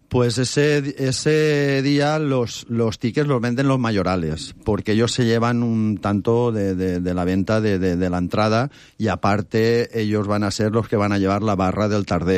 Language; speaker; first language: Spanish; native; Spanish